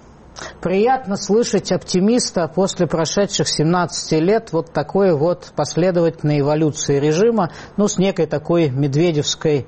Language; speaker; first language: Russian; native; Russian